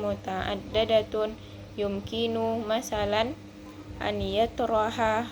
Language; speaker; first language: Arabic; non-native, learner; Indonesian